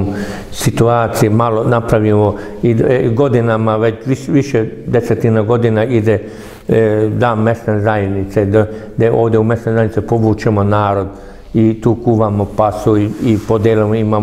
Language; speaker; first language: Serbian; non-native, local second language; Hungarian